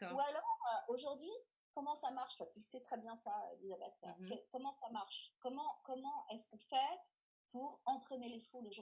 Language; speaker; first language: French; native; French